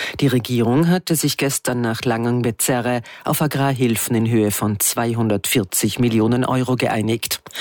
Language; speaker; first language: German; native; German